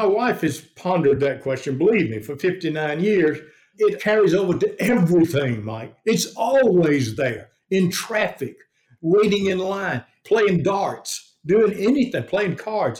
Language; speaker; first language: English; native; English